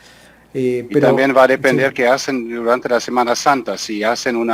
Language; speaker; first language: Spanish; non-native, fluent; German